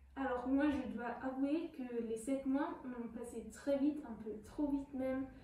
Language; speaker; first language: French; non-native, fluent; German